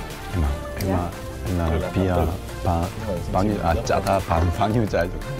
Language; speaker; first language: Vietnamese; non-native, learner; Korean